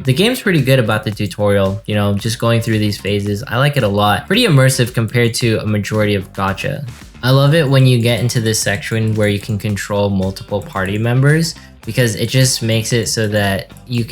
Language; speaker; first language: English; native; English